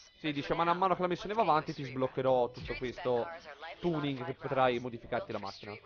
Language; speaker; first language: Italian; native; Italian